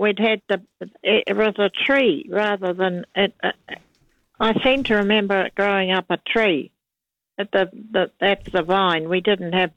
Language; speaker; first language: English; native; English